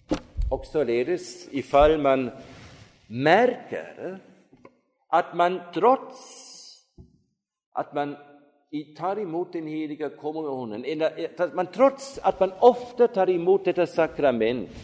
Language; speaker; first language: Swedish; non-native, fluent; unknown